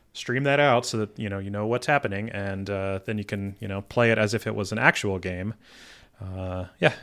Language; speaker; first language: English; native; English